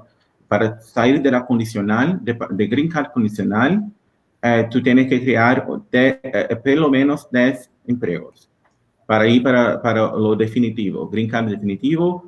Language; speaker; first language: Spanish; non-native, learner; Portuguese